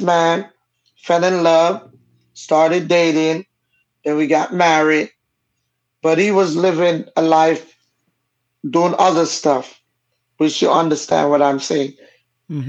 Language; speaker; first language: English; non-native, local second language; Jamaican Creole English